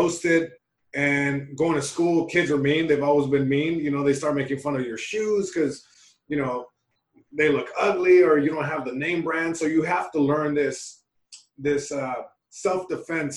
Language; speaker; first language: English; early bilingual, other home language; Spanish